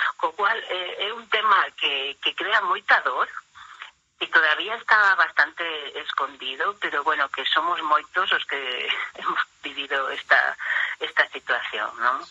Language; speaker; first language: Galician; non-native, local second language; Spanish